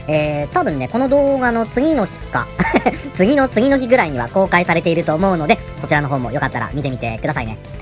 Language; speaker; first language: Japanese; native; Japanese